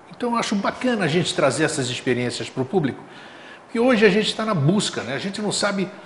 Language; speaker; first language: Portuguese; non-native, fluent; Greek